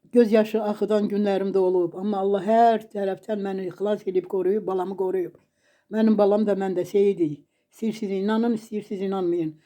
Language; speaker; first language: Azerbaijani; native; Azerbaijani